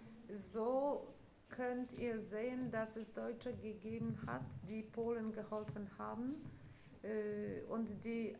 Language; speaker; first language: German; non-native, fluent; Polish